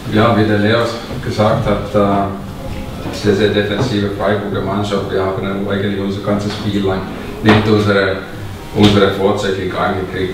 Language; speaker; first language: German; non-native, fluent; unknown